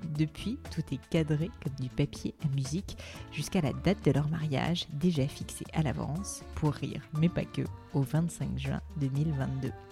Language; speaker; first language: French; native; French